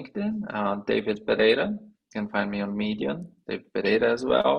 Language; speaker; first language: English; non-native, fluent; Portuguese